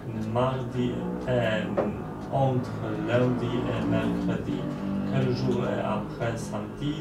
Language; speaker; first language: French; non-native, learner; Polish